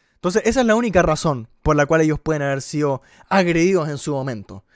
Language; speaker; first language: Spanish; native; Spanish